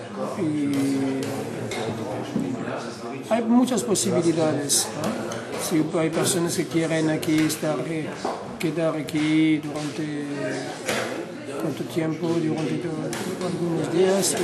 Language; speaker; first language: Spanish; non-native, learner; French